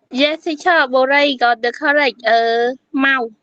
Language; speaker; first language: English; non-native, learner; Khmer